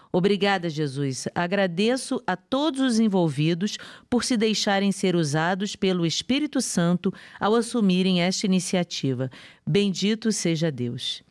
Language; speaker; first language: Portuguese; native; Portuguese